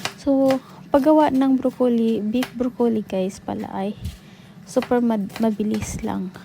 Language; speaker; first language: Filipino; non-native, local second language; Cebuano